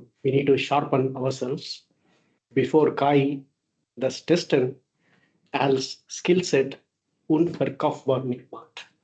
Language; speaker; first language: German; non-native, fluent; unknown